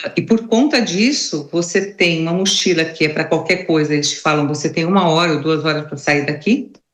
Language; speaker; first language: Portuguese; native; Portuguese